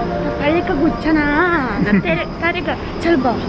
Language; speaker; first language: Korean; non-native, learner; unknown